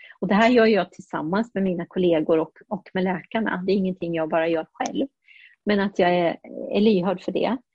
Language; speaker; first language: Swedish; early bilingual, heritage; Swedish